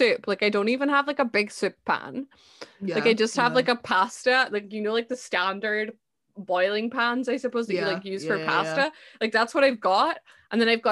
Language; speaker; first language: English; native; English